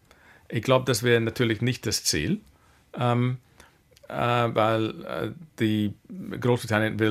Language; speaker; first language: German; non-native, fluent; English